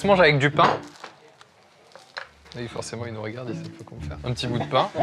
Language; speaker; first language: French; native; French